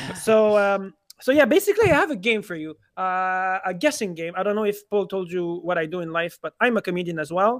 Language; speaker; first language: English; native; English